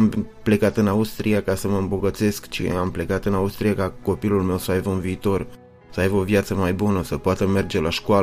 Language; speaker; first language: Romanian; native; Romanian